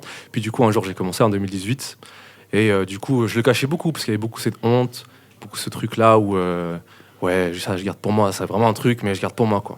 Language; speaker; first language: French; native; French